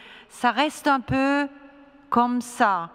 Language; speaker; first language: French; non-native, fluent; German